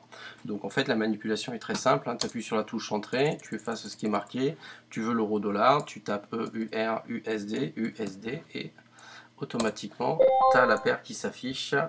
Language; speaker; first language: French; native; French